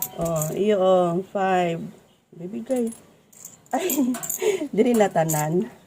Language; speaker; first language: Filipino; non-native, local second language; Cebuano